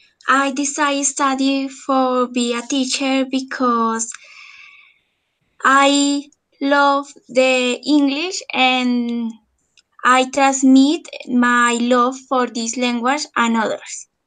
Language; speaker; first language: English; non-native, learner; Spanish